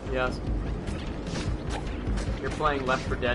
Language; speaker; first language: English; native; English